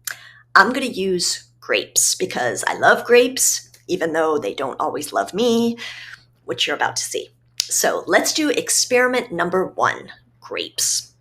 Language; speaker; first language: English; native; English